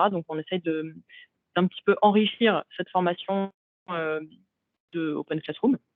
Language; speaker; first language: French; native; French